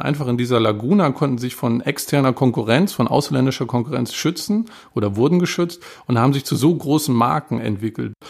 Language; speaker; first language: German; native; German